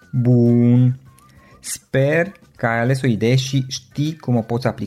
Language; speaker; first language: Romanian; native; Romanian